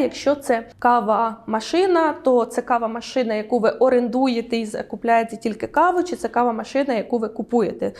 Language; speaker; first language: Ukrainian; native; Ukrainian